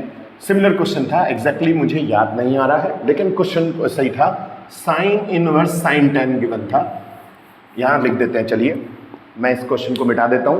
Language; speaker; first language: Hindi; native; Hindi